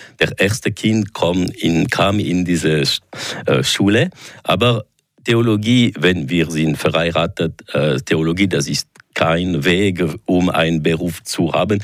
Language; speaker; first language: German; non-native, local second language; French